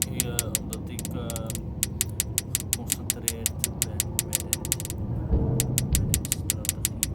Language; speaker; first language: Dutch; non-native, local second language; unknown